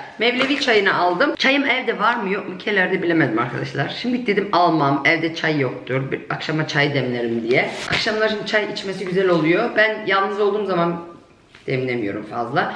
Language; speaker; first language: Turkish; early bilingual, heritage; Turkish